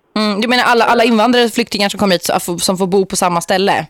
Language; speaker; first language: Swedish; native; Swedish